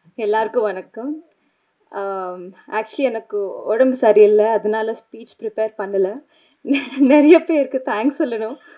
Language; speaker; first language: Tamil; non-native, learner; Telugu